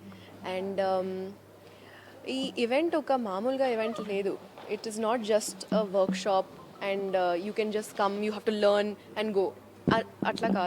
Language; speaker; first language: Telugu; non-native, local second language; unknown